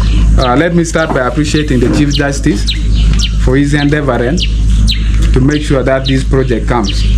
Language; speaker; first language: English; non-native, local second language; Acoli